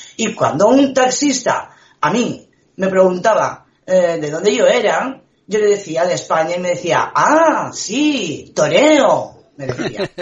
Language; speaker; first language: Spanish; native; Spanish